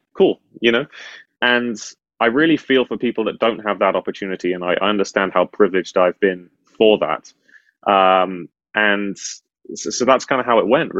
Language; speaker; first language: English; native; English